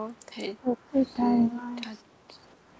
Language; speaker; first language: Japanese; non-native, learner; Chinese